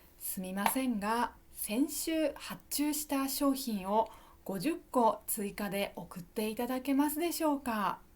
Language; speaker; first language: Japanese; native; Japanese